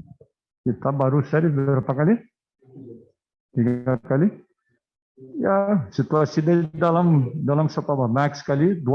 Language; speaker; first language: Indonesian; non-native, fluent; Portuguese